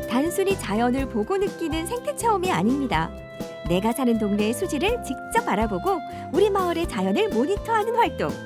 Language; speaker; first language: Korean; native; Korean